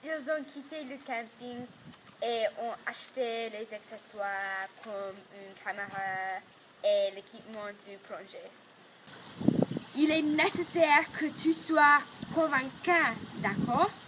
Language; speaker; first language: French; non-native, learner; English